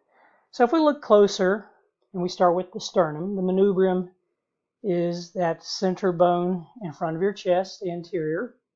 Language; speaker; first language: English; native; English